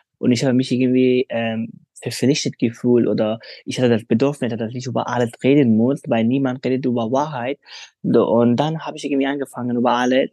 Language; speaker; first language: German; non-native, fluent; Pashto